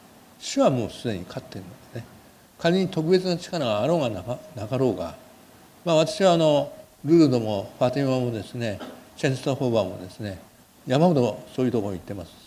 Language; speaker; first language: Japanese; native; Japanese